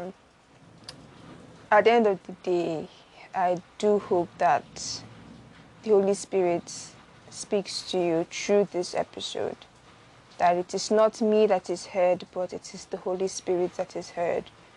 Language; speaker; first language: English; non-native, local second language; Igbo